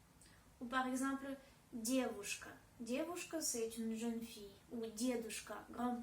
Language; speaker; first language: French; non-native, fluent; Russian